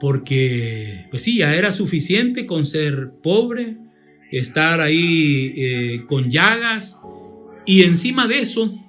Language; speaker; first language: Spanish; native; Spanish